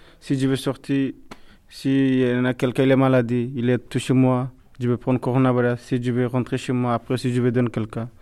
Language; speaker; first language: French; non-native, learner; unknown